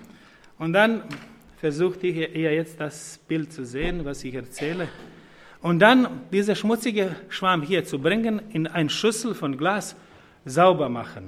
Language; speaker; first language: German; non-native, fluent; Croatian